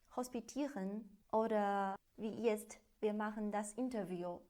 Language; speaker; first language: German; non-native, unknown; Chinese